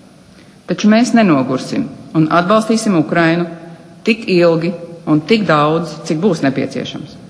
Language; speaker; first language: Latvian; native; Latvian